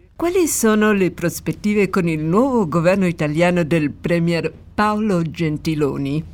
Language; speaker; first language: Italian; non-native, fluent; Spanish